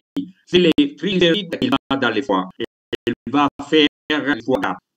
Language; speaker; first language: French; non-native, learner; Italian